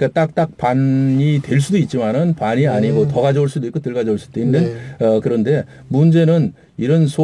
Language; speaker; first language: Korean; native; Korean